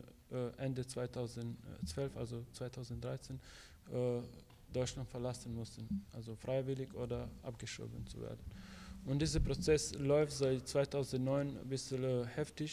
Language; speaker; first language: German; non-native, fluent; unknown